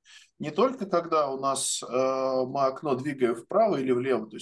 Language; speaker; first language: Russian; native; Russian